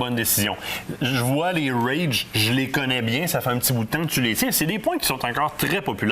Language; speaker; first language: French; native; French